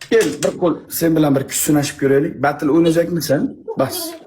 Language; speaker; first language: Turkish; non-native, learner; Uzbek